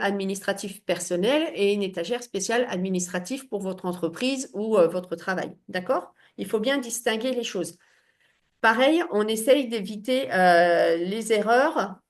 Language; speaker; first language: French; native; French